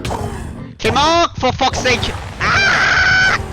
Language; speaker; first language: English; non-native, fluent; French